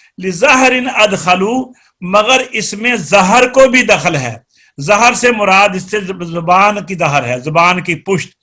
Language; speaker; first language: Urdu; non-native, local second language; Punjabi